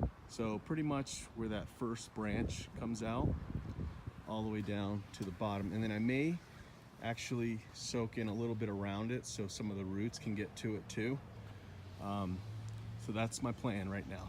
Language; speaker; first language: English; native; English